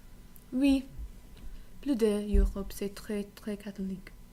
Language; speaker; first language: French; non-native, learner; English